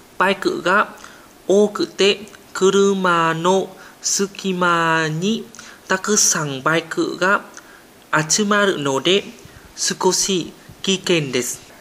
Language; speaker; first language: Japanese; non-native, learner; Vietnamese